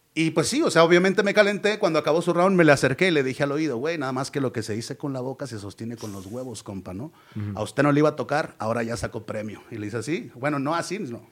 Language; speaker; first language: Spanish; native; Spanish